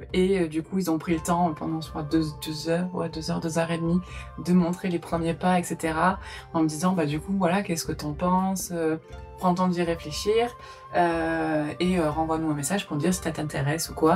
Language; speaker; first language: French; native; French